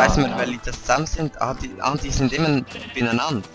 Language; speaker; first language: German; native; German